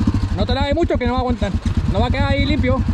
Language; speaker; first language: Spanish; native; Spanish